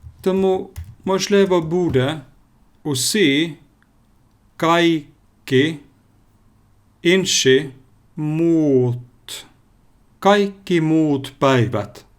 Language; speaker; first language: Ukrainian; non-native, learner; Finnish